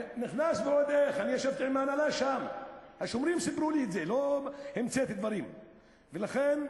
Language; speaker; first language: Hebrew; non-native, local second language; Arabic